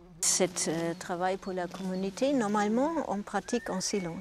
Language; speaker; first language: French; non-native, learner; German